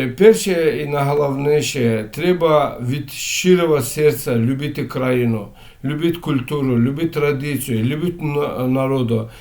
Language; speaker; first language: Ukrainian; non-native, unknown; Azerbaijani